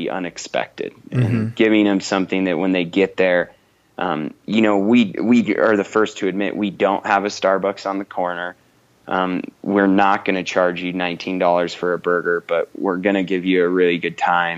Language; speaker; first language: English; native; English